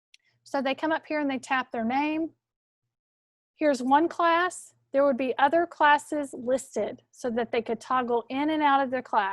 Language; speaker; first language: English; native; English